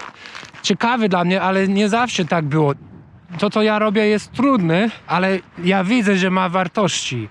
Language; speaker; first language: Polish; non-native, learner; English